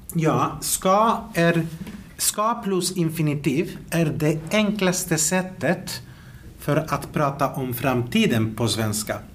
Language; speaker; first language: Swedish; native; Swedish